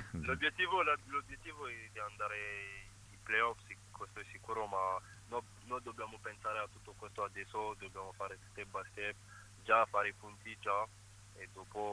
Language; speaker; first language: Italian; non-native, fluent; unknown